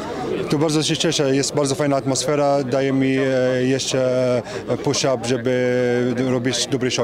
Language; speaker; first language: Polish; non-native, fluent; French